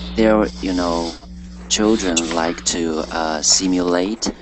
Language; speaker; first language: English; non-native, learner; Chinese